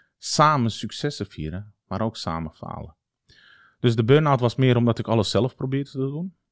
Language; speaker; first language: Dutch; early bilingual, other home language; Turkish